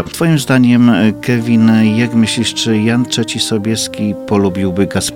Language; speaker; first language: Polish; native; Polish